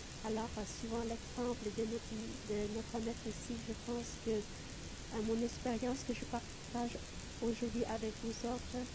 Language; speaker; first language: French; non-native, fluent; Vietnamese